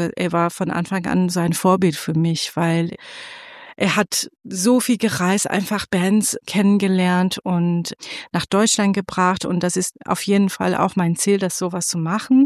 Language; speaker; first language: German; non-native, fluent; Persian